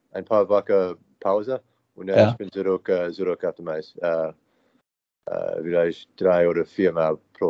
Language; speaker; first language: German; non-native, learner; English